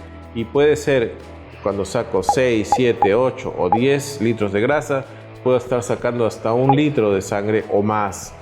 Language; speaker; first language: Spanish; native; Spanish